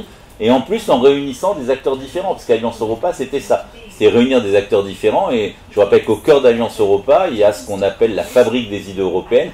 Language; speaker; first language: French; native; French